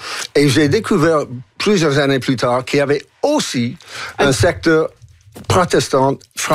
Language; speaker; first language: French; non-native, local second language; English